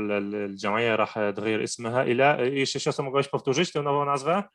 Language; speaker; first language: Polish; non-native, fluent; Arabic